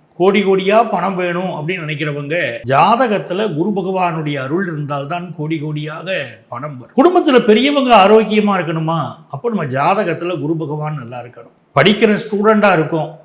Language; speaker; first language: Tamil; native; Tamil